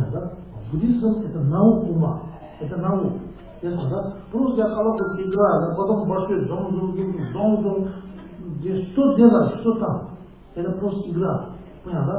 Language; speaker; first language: Russian; non-native, learner; Tibetan